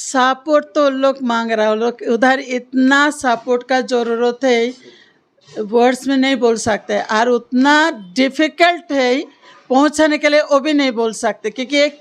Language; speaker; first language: Hindi; non-native, local second language; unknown